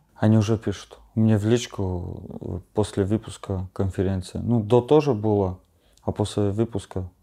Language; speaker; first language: Russian; non-native, fluent; Armenian